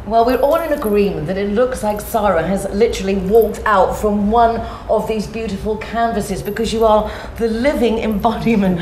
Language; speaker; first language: English; native; English